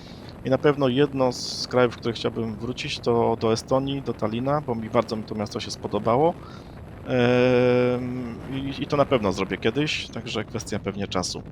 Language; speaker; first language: Polish; native; Polish